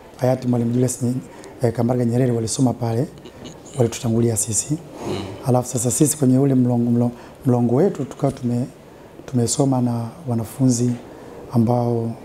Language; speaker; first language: Swahili; native; Swahili